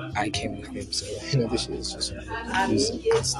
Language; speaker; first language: English; non-native, local second language; Yoruba